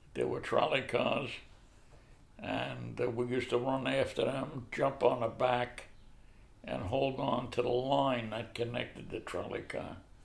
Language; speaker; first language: English; native; English